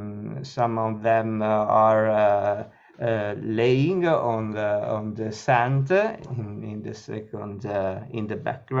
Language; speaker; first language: English; non-native, learner; Italian